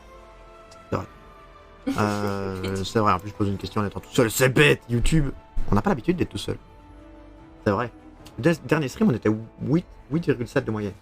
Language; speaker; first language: French; native; French